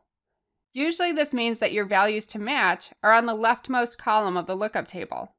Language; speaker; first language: English; native; English